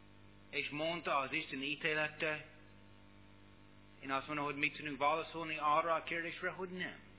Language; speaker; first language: Hungarian; non-native, learner; English